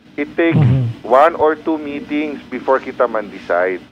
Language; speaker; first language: English; non-native, local second language; Chavacano